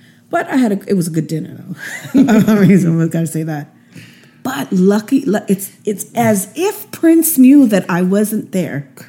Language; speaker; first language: English; early bilingual, other home language; Spanish